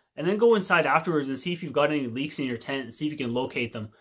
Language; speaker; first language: English; native; English